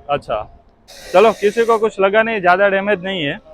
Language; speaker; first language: Hindi; non-native, local second language; Gujarati